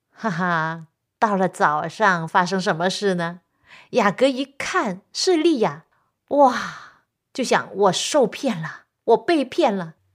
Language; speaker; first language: Chinese; non-native, local second language; Cantonese